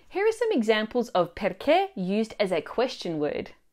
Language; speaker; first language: English; early bilingual, other home language; Italian